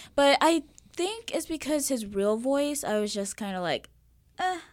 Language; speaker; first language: English; early bilingual, other home language; Yoruba